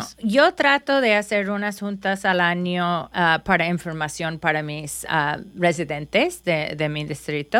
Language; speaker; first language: Spanish; non-native, fluent; English